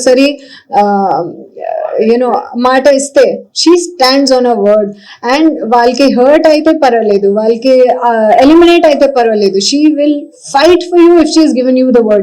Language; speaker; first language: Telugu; non-native, learner; Hindi